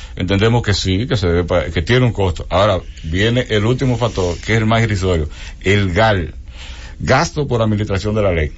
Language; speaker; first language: Spanish; native; Spanish